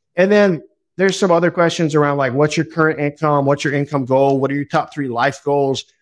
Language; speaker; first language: English; native; English